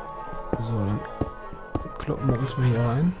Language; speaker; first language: German; native; German